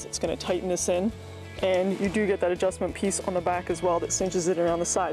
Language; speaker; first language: English; native; English